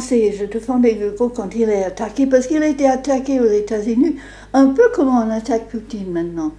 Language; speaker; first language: French; non-native, fluent; English